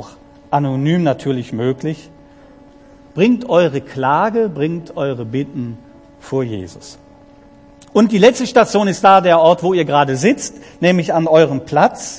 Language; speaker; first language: German; native; German